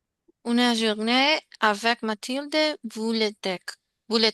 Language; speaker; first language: French; non-native, learner; Spanish